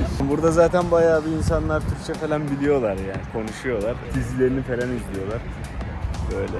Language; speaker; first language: Turkish; native; Turkish